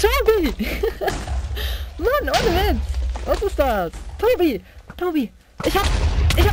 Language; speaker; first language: German; native; German